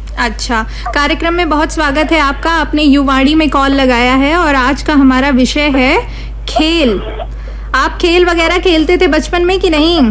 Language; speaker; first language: Hindi; native; Hindi